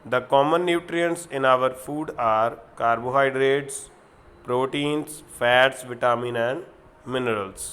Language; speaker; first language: English; non-native, local second language; Punjabi